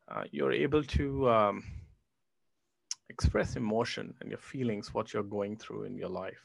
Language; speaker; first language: English; non-native, local second language; Hindi